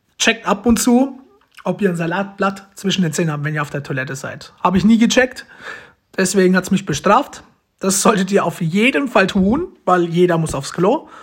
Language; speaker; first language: German; early bilingual, other home language; Romanian